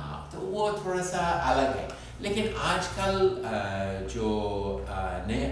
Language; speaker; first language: Hindi; non-native, fluent; English